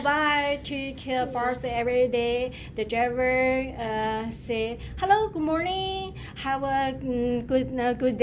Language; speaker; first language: English; non-native, learner; Chinese